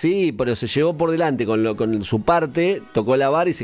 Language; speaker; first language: Spanish; native; Spanish